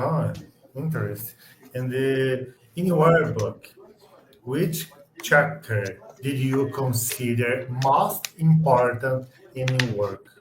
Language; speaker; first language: English; non-native, learner; Portuguese